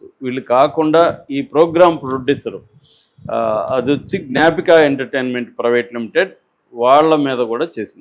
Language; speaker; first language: Telugu; native; Telugu